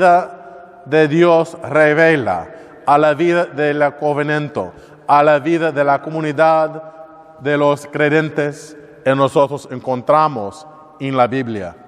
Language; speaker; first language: Spanish; non-native, learner; English